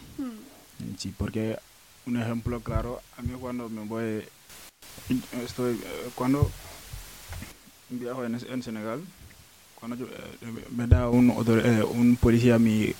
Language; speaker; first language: Spanish; non-native, learner; Wolof